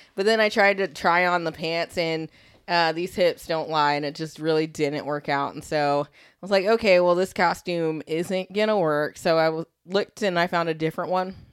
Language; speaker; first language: English; native; English